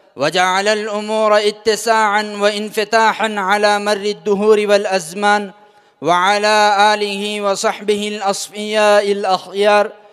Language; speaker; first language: Urdu; native; Urdu